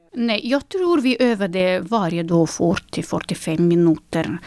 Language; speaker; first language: Swedish; non-native, fluent; Russian